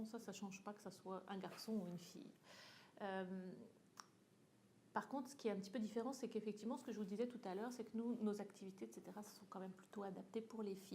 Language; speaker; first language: French; native; French